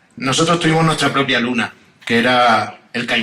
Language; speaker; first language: Spanish; native; Spanish